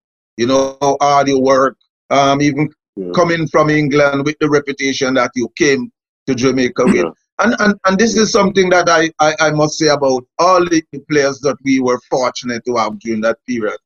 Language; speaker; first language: English; non-native, local second language; Jamaican Creole English